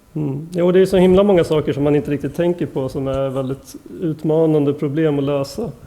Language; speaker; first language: Swedish; native; Swedish